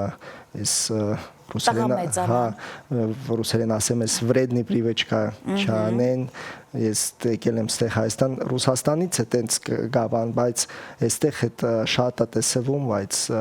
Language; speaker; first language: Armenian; early bilingual, heritage; Russian